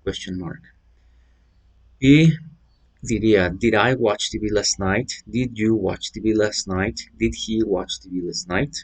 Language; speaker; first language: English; non-native, fluent; Spanish